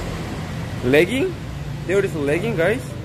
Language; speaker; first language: English; non-native, learner; Korean